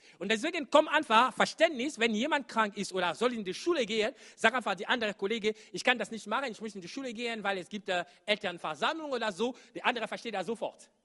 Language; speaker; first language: German; non-native, fluent; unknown